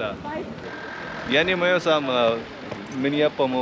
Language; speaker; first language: Russian; non-native, learner; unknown